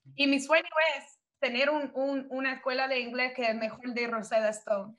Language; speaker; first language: Spanish; non-native, fluent; English